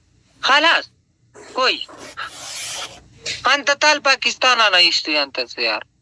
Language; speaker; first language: Arabic; non-native, learner; Pashto